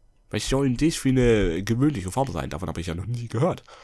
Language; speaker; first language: German; native; German